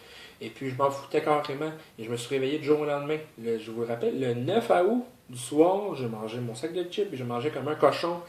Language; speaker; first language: French; native; French